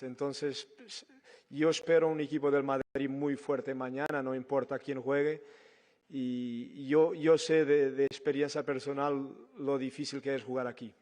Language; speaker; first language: Spanish; non-native, fluent; Portuguese